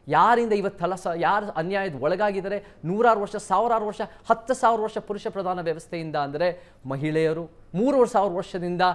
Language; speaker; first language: Kannada; early bilingual, heritage; Kannada